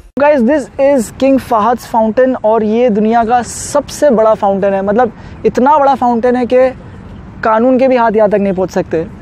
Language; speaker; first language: Hindi; native; Hindi